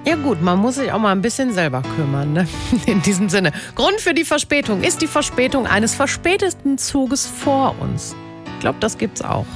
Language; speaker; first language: German; native; German